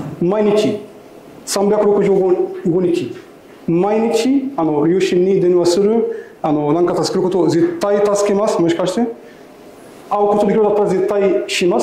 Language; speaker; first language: Japanese; non-native, learner; Arabic